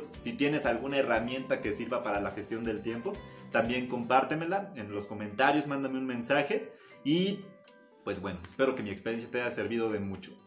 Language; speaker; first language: Spanish; native; Spanish